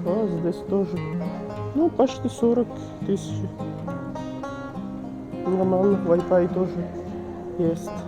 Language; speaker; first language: Russian; non-native, learner; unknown